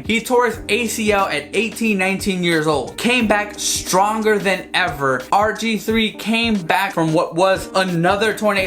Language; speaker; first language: English; native; English